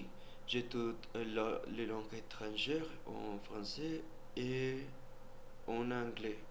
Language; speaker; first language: French; non-native, learner; Spanish